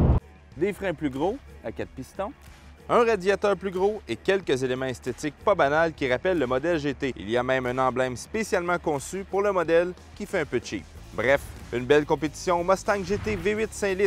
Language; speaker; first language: French; native; French